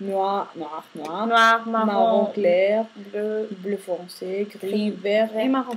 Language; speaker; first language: French; non-native, fluent; Spanish